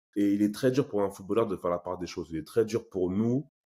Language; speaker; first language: French; native; French